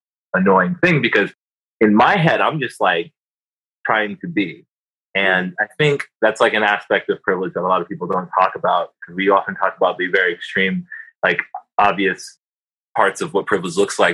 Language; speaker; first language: English; native; English